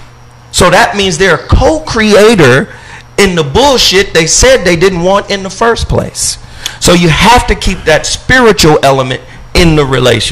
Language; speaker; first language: English; native; English